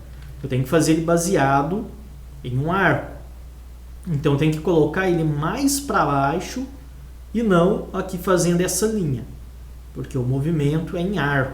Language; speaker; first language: Portuguese; native; Portuguese